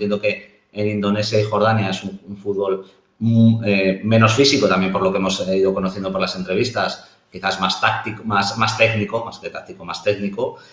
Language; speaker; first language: Spanish; native; Spanish